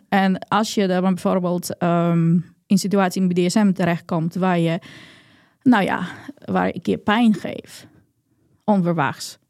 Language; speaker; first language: Dutch; non-native, fluent; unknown